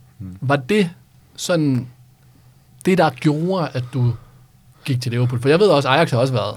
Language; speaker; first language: Danish; early bilingual, other home language; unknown